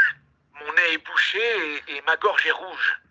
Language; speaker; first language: French; non-native, learner; Spanish